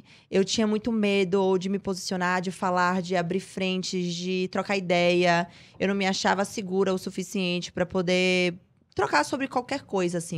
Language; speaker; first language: Portuguese; native; Portuguese